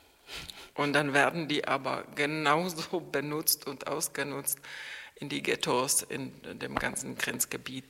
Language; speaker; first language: German; non-native, fluent; Czech